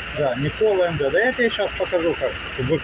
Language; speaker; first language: Russian; native; Russian